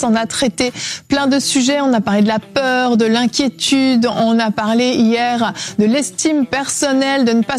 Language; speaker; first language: French; native; French